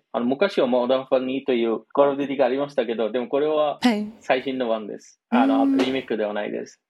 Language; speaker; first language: Japanese; non-native, fluent; Bangla